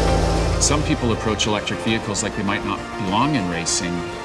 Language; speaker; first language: English; native; English